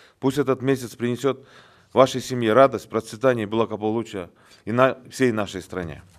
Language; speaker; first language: Russian; non-native, local second language; Kyrgyz